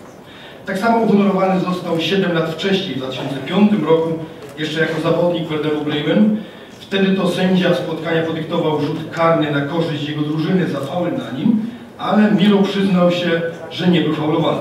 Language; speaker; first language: Polish; native; Polish